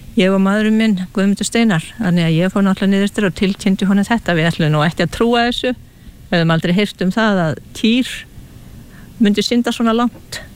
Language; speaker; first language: Icelandic; native; Icelandic